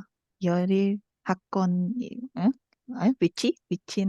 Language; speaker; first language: Korean; non-native, learner; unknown